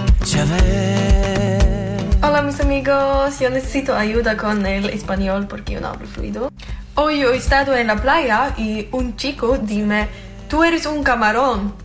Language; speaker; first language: Spanish; non-native, learner; Swedish